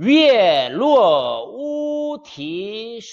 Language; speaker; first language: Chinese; non-native, fluent; Korean